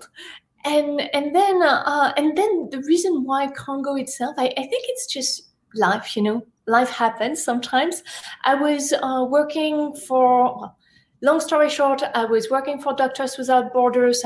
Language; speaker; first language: English; non-native, fluent; French